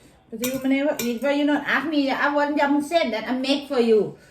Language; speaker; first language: English; non-native, learner; Thai